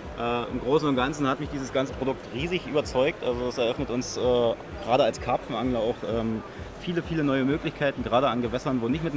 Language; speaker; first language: German; native; German